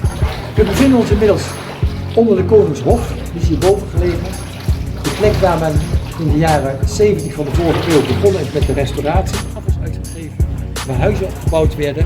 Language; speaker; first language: Dutch; native; Dutch